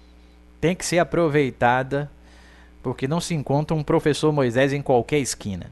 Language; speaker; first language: Portuguese; native; Portuguese